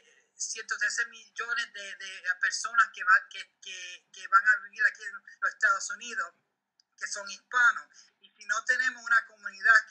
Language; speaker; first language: Spanish; early bilingual, heritage; Spanish